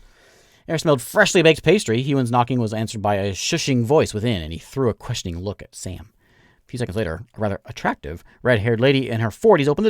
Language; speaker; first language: English; native; English